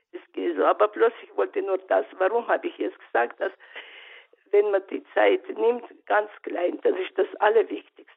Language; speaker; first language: German; non-native, learner; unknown